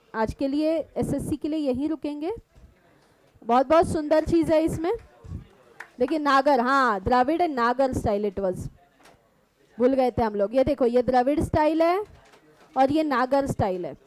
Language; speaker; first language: Hindi; non-native, local second language; Marathi